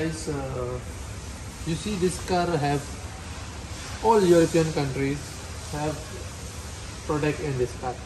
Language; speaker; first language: English; non-native, learner; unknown